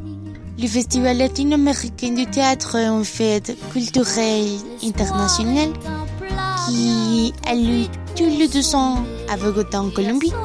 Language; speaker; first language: French; non-native, learner; Spanish